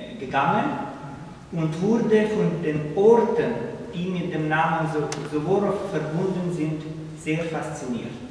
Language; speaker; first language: German; non-native, fluent; Russian